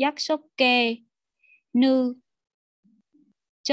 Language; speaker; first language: Korean; non-native, learner; Vietnamese